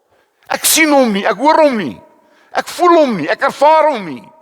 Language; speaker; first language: Afrikaans; native; Afrikaans